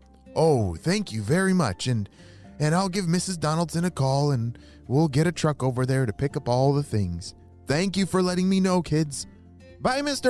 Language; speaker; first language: English; native; English